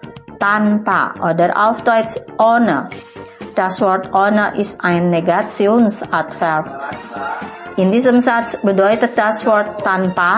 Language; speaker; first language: German; non-native, fluent; Indonesian